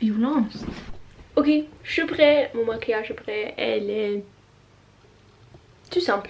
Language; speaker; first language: French; non-native, learner; Norwegian